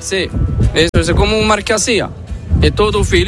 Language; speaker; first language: Spanish; non-native, learner; Arabic